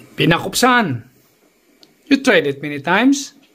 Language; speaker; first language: English; non-native, local second language; Filipino